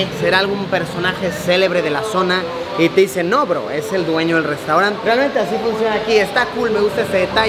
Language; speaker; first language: Spanish; native; Spanish